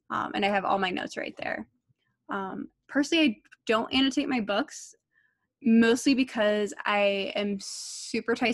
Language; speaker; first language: English; native; English